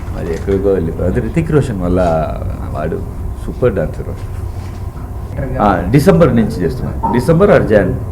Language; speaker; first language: Telugu; non-native, learner; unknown